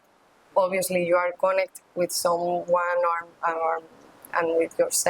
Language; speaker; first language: English; non-native, learner; Spanish